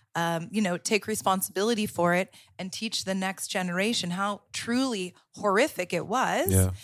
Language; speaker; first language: English; native; English